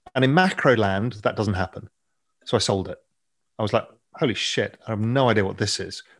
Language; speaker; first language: English; native; English